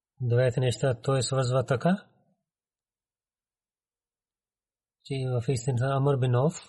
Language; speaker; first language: Bulgarian; non-native, fluent; Urdu